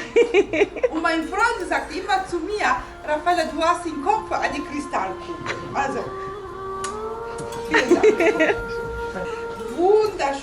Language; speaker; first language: German; non-native, fluent; Italian